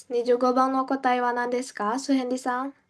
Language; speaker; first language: Japanese; non-native, fluent; Indonesian